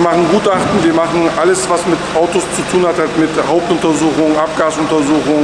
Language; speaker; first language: German; native; German